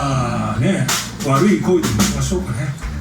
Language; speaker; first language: Japanese; native; Japanese